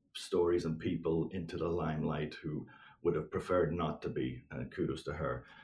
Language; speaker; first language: English; native; English